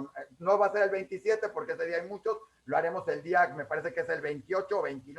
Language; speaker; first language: Spanish; native; Spanish